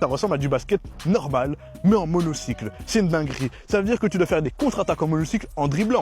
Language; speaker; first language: French; native; French